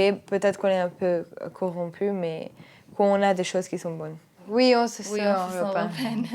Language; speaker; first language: French; non-native, fluent; Romanian